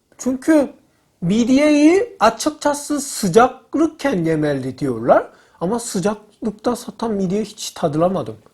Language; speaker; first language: Turkish; non-native, learner; Korean